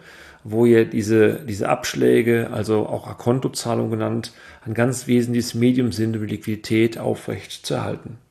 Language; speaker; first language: German; native; German